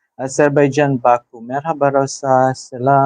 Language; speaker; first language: Turkish; non-native, learner; Filipino